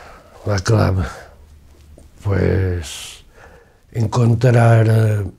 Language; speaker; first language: Spanish; non-native, fluent; Portuguese